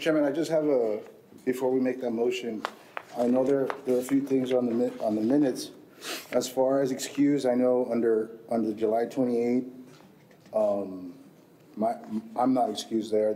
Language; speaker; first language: English; early bilingual, other home language; Spanish